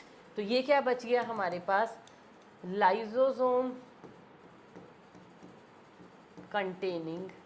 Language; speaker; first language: Hindi; native; Hindi